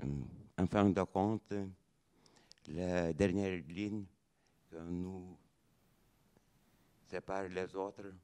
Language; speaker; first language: French; non-native, fluent; Lithuanian